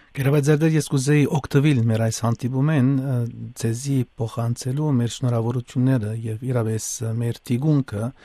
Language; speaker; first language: Armenian; early bilingual, heritage; Armenian